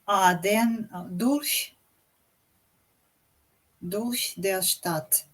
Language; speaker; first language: German; non-native, learner; English